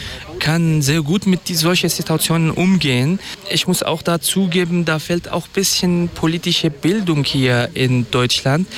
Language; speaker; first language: German; non-native, fluent; Kurdish